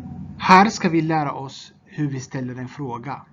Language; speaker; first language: Swedish; non-native, fluent; Tigrinya